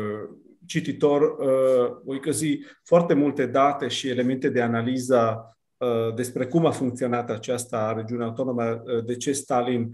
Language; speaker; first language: Romanian; non-native, fluent; Italian